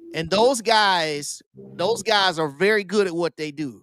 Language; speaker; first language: English; native; English